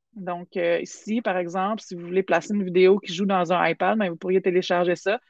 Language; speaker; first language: French; native; French